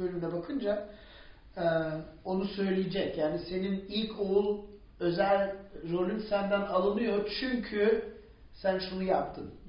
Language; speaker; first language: Turkish; non-native, fluent; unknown